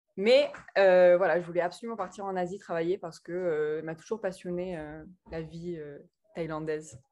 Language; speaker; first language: French; early bilingual, other home language; English